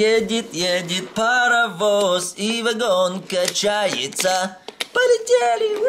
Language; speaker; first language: Russian; native; Russian